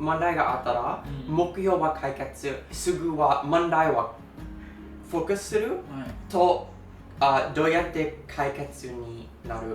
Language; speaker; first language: Japanese; non-native, learner; English